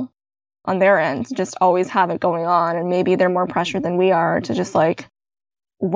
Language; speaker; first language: English; native; English